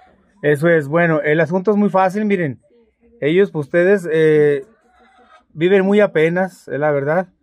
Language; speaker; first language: Spanish; native; Spanish